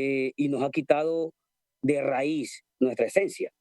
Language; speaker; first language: Spanish; native; Spanish